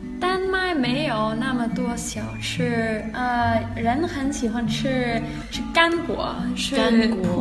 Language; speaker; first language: Chinese; non-native, learner; Danish